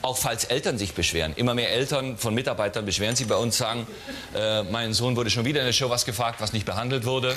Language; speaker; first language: German; native; German